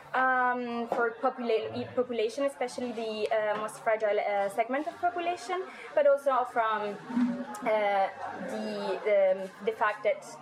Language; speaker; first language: English; non-native, fluent; Italian